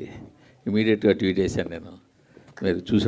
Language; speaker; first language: Telugu; native; Telugu